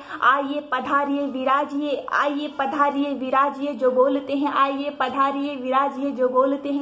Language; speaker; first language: Hindi; native; Hindi